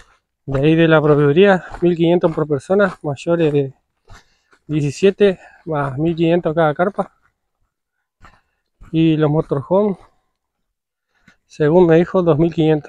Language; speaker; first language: Spanish; native; Spanish